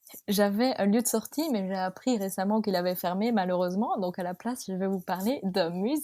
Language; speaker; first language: French; native; French